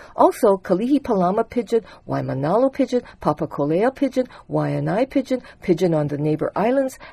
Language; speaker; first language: English; early bilingual, other home language; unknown